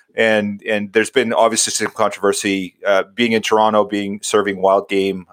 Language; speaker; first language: English; native; English